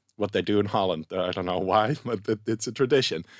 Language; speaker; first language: English; non-native, fluent; Dutch